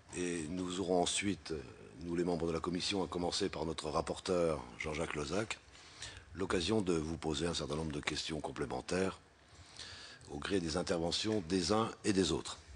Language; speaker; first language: French; native; French